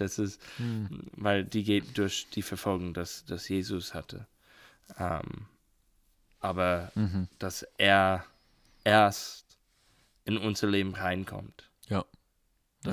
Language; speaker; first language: German; non-native, learner; English